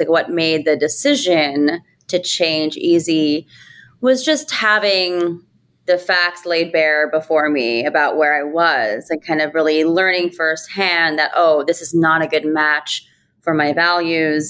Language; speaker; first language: English; native; English